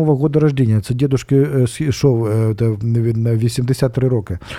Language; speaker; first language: Ukrainian; native; Ukrainian